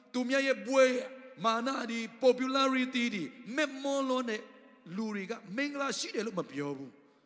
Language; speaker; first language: Burmese; non-native, local second language; Tedim Chin